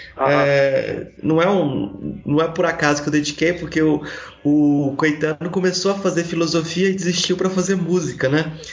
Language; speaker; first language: Portuguese; native; Portuguese